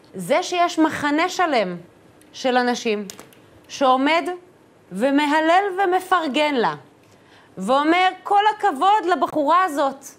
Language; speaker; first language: Hebrew; native; Hebrew